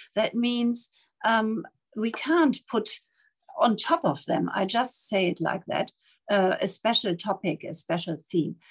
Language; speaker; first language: English; non-native, fluent; German